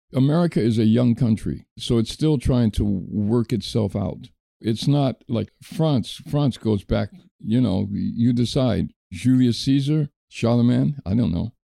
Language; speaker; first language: English; native; English